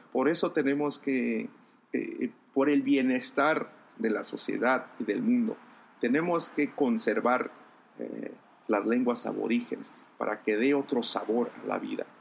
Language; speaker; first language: Spanish; non-native, local second language; Zapotec